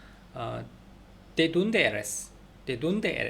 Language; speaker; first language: Spanish; non-native, learner; Korean